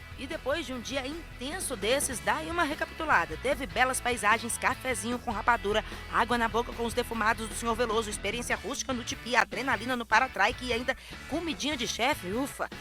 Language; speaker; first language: Portuguese; native; Portuguese